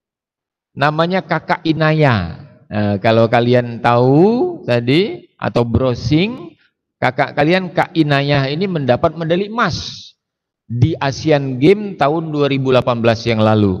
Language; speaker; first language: Indonesian; native; Indonesian